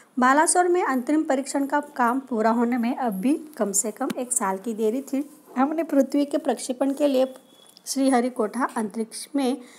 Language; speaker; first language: Hindi; non-native, local second language; Marathi